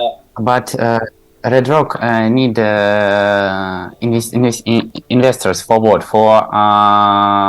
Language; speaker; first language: English; non-native, learner; Tajik